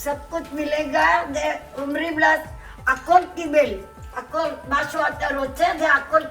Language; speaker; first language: Hebrew; non-native, learner; Marathi